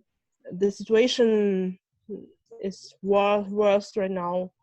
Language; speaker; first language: English; non-native, fluent; Russian